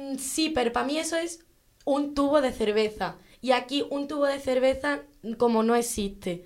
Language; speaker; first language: Spanish; native; Spanish